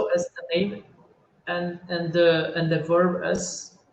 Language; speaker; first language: English; non-native, learner; Portuguese